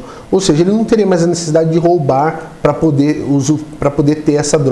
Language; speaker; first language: Portuguese; native; Portuguese